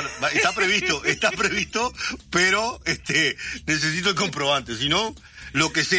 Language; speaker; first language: Spanish; native; Spanish